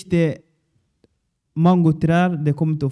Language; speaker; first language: Swedish; non-native, learner; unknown